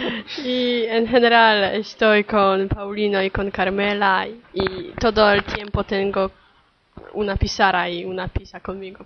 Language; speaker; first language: Spanish; non-native, learner; Polish